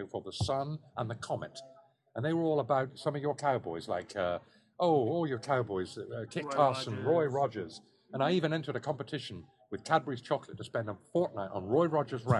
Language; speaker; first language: English; native; English